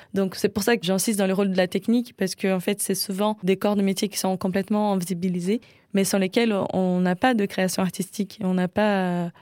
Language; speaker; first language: French; non-native, fluent; Portuguese